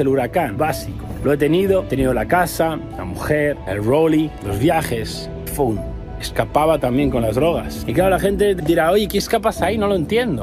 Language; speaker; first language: Spanish; native; Spanish